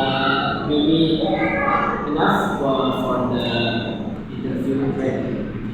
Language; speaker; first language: English; non-native, learner; Indonesian